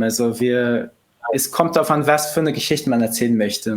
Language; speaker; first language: German; early bilingual, heritage; Portuguese